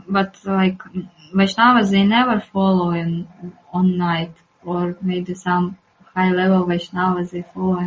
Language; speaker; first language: English; non-native, learner; Russian